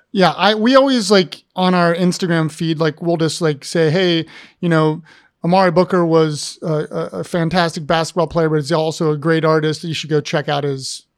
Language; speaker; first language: English; native; English